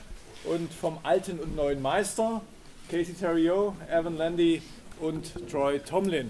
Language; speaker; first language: German; native; German